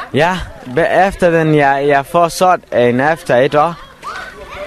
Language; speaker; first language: Danish; non-native, learner; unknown